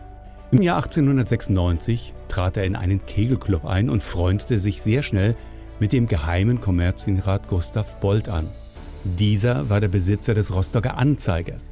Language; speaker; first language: German; native; German